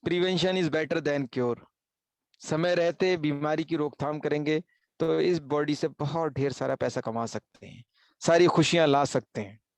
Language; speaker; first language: Hindi; native; Hindi